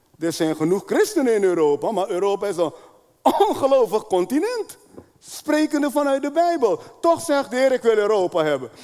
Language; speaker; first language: Dutch; non-native, fluent; Spanish